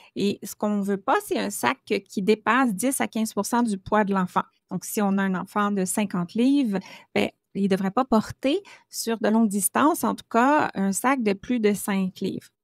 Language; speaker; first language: French; native; French